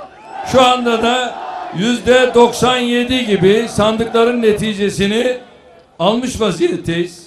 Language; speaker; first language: Turkish; native; Turkish